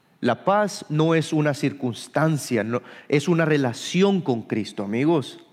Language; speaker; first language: Spanish; early bilingual, heritage; Spanish